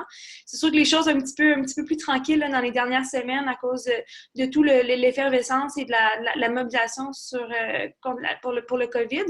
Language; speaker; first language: French; native; French